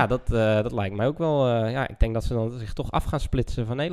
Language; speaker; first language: Dutch; native; Dutch